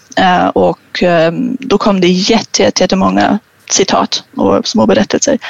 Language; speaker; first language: Swedish; non-native, fluent; German